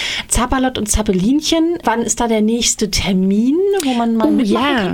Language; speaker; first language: German; native; German